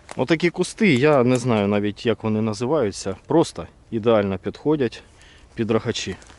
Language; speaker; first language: Ukrainian; native; Ukrainian